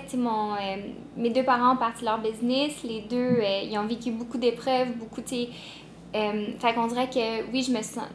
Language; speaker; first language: French; native; French